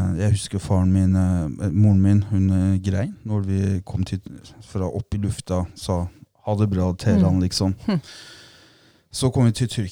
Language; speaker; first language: Norwegian; early bilingual, other home language; Persian